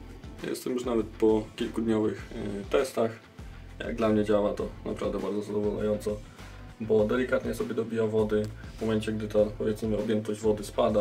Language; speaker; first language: Polish; native; Polish